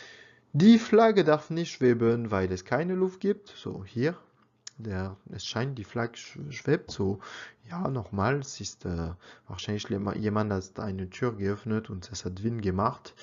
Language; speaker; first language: German; non-native, learner; French